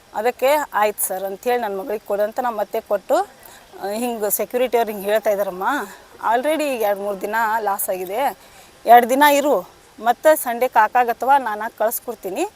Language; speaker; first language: Kannada; non-native, local second language; Lambadi